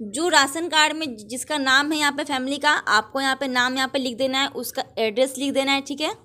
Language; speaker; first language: Hindi; native; Hindi